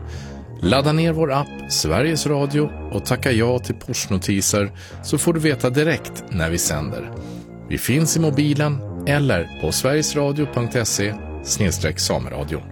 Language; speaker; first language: Swedish; native; Swedish